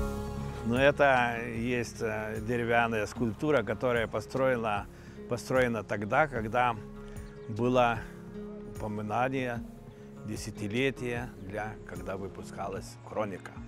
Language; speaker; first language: Russian; non-native, local second language; Lithuanian